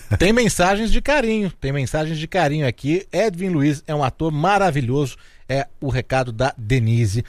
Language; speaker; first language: Portuguese; native; Portuguese